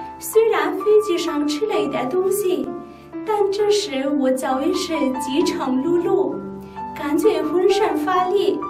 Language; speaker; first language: Chinese; non-native, fluent; Nepali